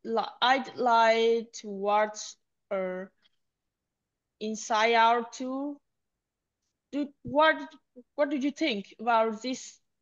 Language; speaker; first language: English; non-native, learner; Vietnamese